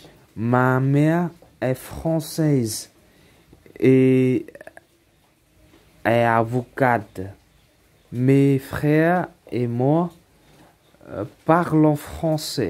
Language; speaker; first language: French; non-native, learner; Khmer